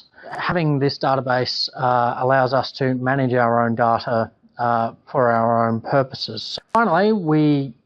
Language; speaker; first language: English; native; English